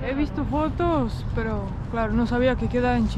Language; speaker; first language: Spanish; native; Spanish